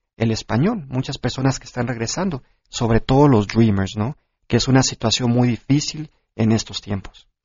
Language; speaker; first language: Spanish; early bilingual, heritage; Spanish